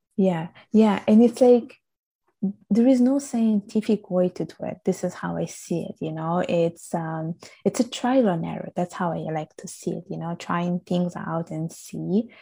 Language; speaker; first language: English; non-native, fluent; Italian